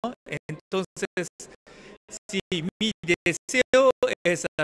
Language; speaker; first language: Spanish; non-native, learner; Japanese